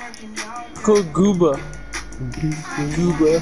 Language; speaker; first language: English; native; English